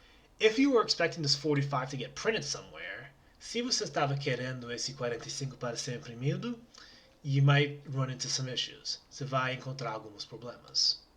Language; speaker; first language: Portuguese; non-native, learner; English